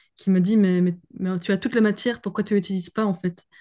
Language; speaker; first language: French; native; French